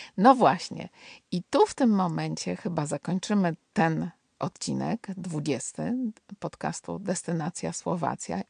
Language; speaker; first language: Polish; native; Polish